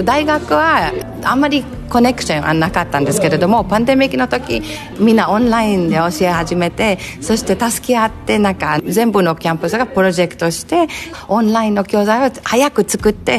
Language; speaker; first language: Japanese; non-native, fluent; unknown